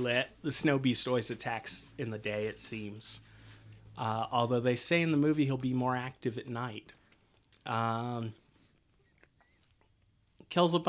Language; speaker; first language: English; native; English